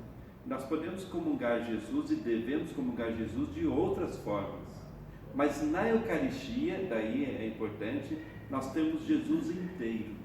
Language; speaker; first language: Portuguese; native; Portuguese